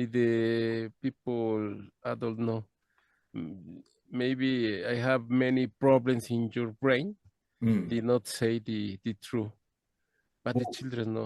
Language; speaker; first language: English; non-native, learner; Spanish